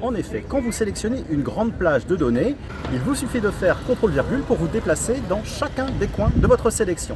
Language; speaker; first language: French; native; French